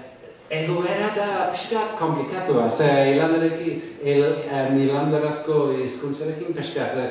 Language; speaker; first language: Basque; non-native, fluent; English